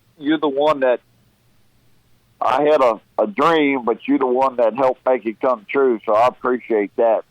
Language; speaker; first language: English; native; English